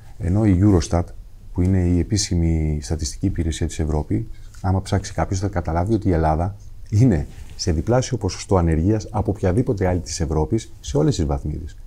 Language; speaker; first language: Greek; native; Greek